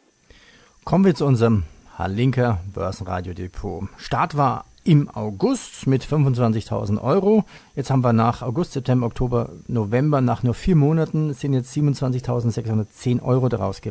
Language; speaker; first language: German; native; German